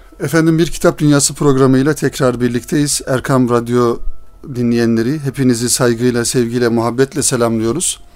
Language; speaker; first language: Turkish; native; Turkish